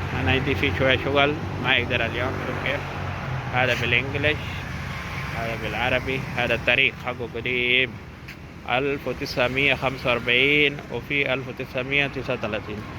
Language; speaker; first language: Arabic; non-native, learner; Urdu